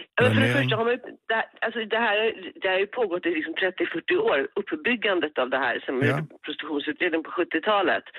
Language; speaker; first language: Swedish; native; Swedish